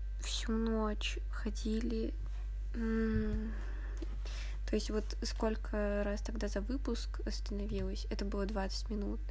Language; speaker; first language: Russian; native; Russian